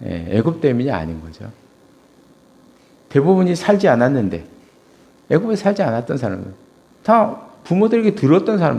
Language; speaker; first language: Korean; native; Korean